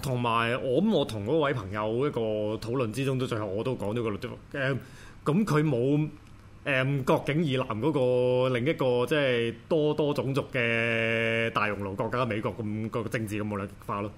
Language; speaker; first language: Cantonese; native; Cantonese